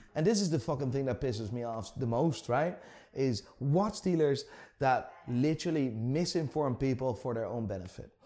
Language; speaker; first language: English; non-native, fluent; Dutch